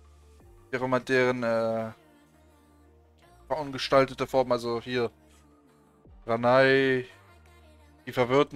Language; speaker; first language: German; native; German